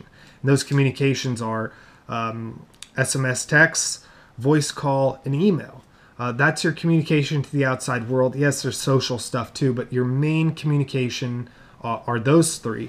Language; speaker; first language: English; native; English